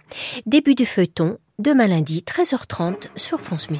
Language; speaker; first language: French; native; French